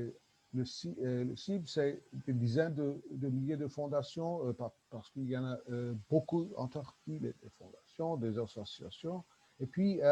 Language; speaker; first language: French; non-native, learner; Turkish